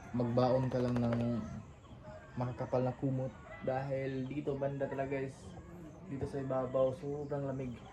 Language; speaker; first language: Filipino; non-native, local second language; Cebuano